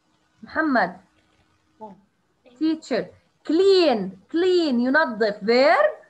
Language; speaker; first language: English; non-native, learner; Arabic